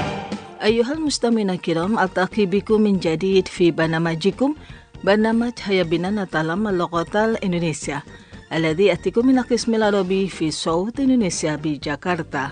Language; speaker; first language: Arabic; non-native, fluent; Indonesian